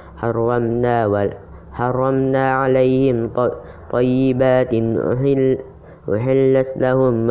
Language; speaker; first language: Arabic; non-native, learner; Indonesian